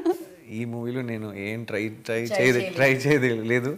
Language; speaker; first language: Telugu; non-native, learner; Tamil